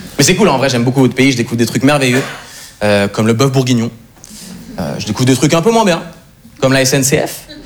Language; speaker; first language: French; native; French